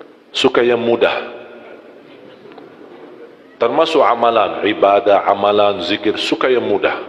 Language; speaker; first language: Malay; non-native, fluent; Arabic